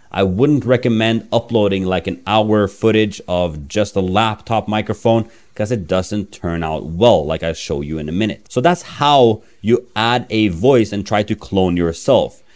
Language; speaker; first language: English; non-native, fluent; Norwegian